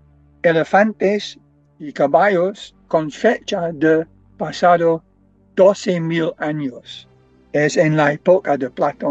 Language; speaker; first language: Spanish; non-native, fluent; English